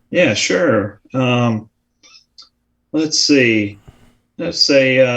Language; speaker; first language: English; native; English